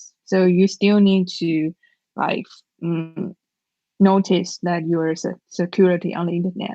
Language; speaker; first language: English; non-native, learner; Chinese